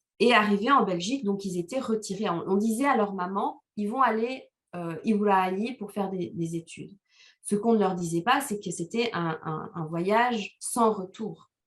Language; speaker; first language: French; non-native, local second language; Kinyarwanda